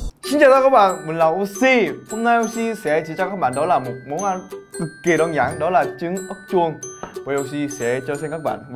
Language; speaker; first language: Vietnamese; non-native, fluent; Korean